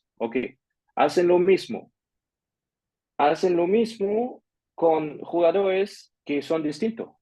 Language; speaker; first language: Spanish; non-native, fluent; German